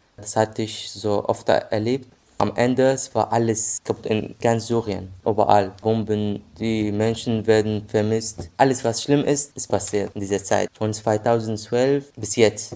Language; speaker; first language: German; non-native, learner; Arabic